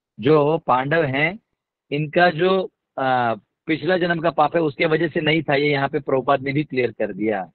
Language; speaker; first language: Hindi; non-native, local second language; Marathi